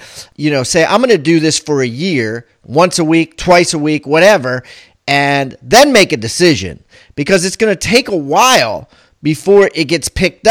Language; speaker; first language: English; native; English